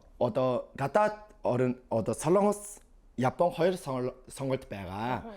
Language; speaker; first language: Mongolian; non-native, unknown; Korean